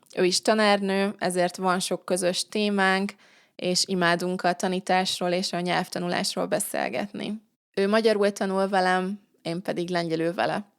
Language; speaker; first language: Hungarian; native; Hungarian